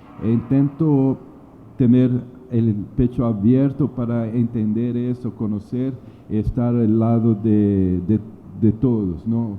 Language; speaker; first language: Spanish; non-native, learner; Portuguese